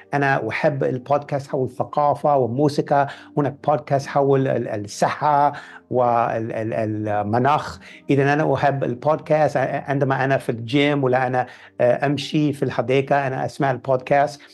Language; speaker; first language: Arabic; non-native, fluent; English